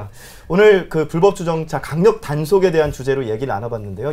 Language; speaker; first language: Korean; native; Korean